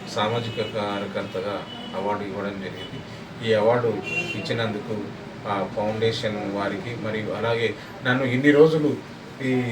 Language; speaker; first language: Telugu; native; Telugu